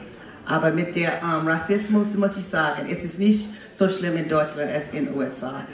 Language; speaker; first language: German; non-native, fluent; English